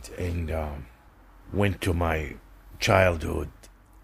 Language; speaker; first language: English; non-native, fluent; Arabic